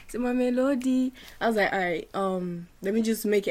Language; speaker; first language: English; non-native, fluent; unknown